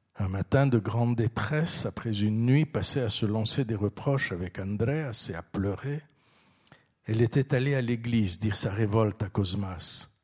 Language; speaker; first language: French; early bilingual, other home language; Turkish